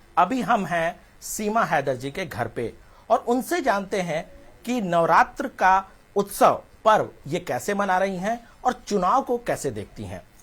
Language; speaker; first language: Hindi; native; Hindi